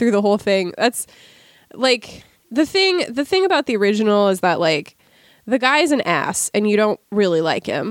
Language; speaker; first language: English; native; English